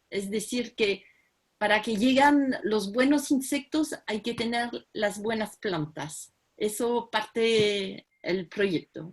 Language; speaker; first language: Spanish; non-native, fluent; French